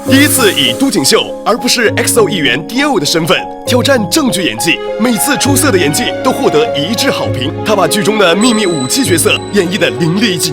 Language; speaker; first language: Chinese; native; Chinese